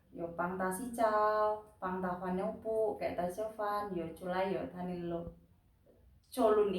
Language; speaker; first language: Chinese; non-native, learner; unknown